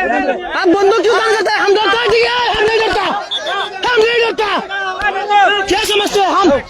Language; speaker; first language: Hindi; non-native, learner; Bangla